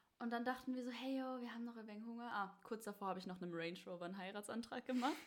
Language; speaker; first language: German; native; German